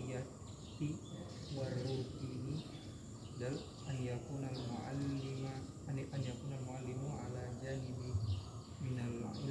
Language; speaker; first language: Arabic; non-native, learner; Indonesian